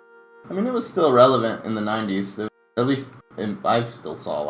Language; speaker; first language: English; native; English